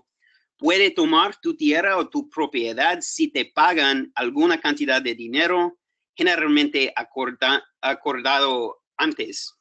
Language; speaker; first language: Spanish; non-native, fluent; English